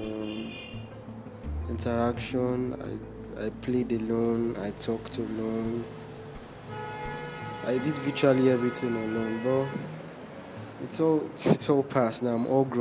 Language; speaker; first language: English; non-native, local second language; Igbo